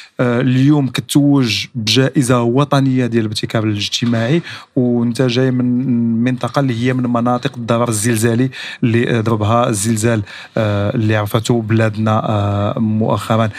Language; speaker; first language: Arabic; native; Arabic